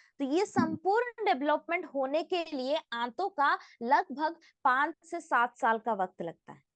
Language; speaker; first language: Hindi; non-native, local second language; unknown